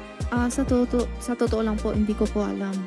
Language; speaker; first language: Filipino; non-native, learner; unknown